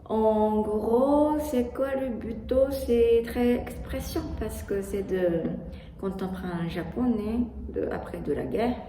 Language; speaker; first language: French; non-native, learner; Japanese